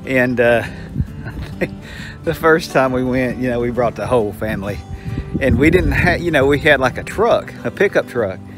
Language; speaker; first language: English; native; English